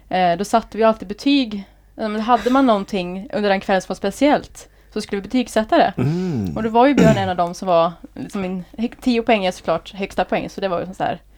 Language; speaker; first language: Swedish; native; Swedish